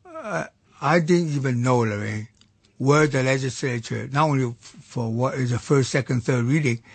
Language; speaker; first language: English; non-native, fluent; Chinese